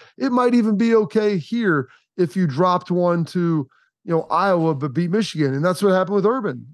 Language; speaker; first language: English; native; English